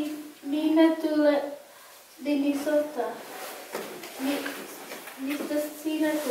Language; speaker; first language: Finnish; non-native, learner; English